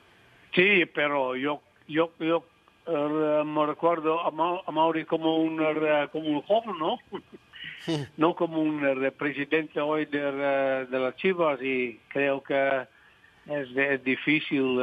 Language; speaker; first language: Spanish; non-native, fluent; Dutch